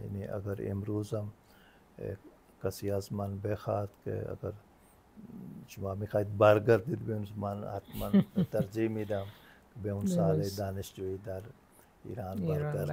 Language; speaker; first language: Persian; non-native, fluent; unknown